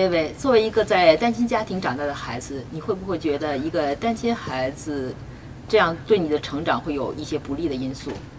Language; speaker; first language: Chinese; native; Chinese